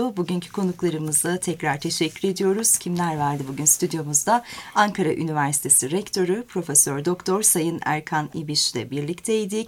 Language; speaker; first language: Turkish; native; Turkish